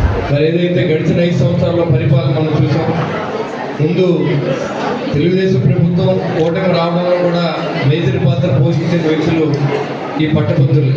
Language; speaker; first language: Telugu; native; Telugu